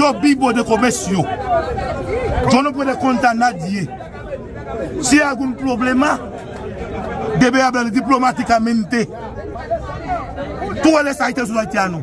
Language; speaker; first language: Spanish; non-native, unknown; Haitian Creole